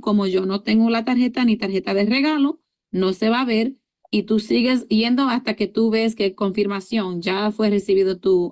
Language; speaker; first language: Spanish; early bilingual, heritage; English